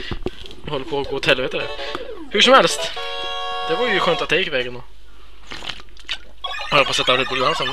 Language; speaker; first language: Swedish; native; Swedish